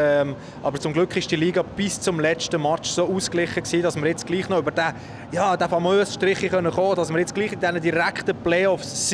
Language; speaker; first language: German; native; German